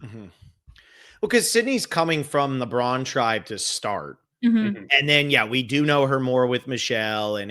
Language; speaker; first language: English; native; English